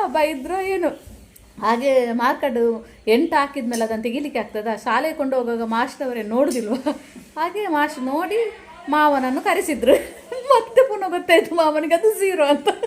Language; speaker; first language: Kannada; non-native, local second language; Tulu